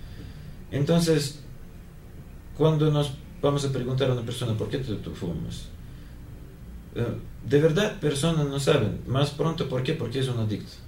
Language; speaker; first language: Spanish; non-native, learner; Russian